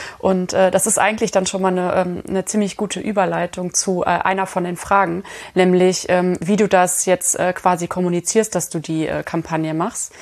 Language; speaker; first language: German; native; German